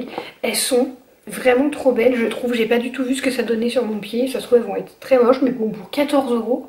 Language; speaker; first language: French; native; French